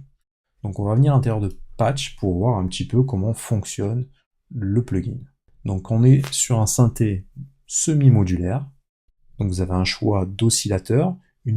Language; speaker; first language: French; native; French